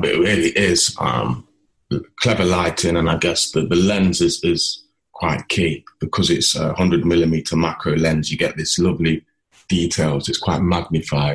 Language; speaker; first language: English; native; English